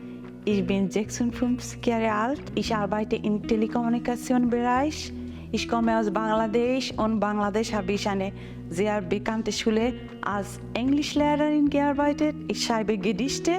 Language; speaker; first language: German; non-native, learner; Bangla